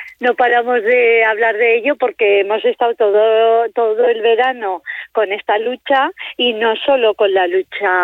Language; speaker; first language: Spanish; native; Spanish